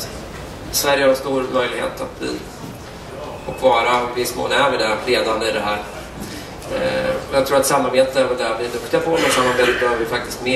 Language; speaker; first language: Swedish; native; Swedish